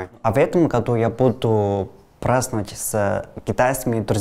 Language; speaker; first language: Russian; non-native, learner; Chinese